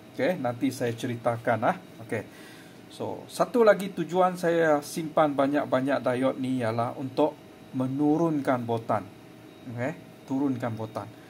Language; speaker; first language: Malay; non-native, local second language; Chinese